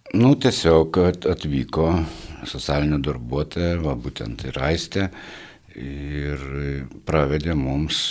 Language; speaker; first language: Lithuanian; native; Lithuanian